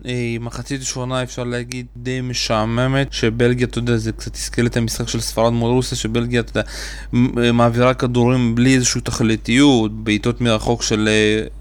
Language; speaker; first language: Hebrew; native; Hebrew